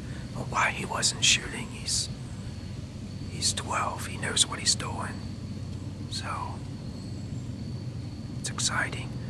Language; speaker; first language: English; native; English